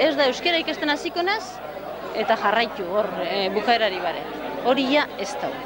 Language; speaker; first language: Basque; native; Basque